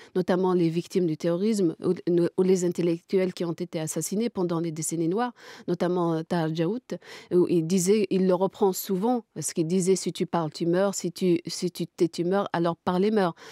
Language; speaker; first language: French; non-native, local second language; Kabyle